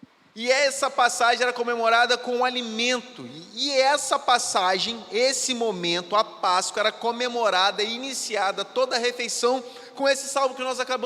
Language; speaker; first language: Portuguese; native; Portuguese